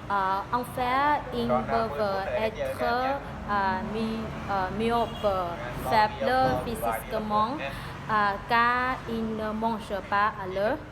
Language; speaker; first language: French; non-native, learner; Vietnamese